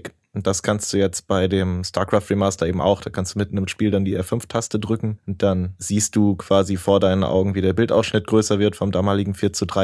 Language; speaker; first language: German; native; German